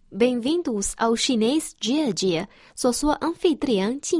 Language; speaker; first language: Portuguese; non-native, fluent; Chinese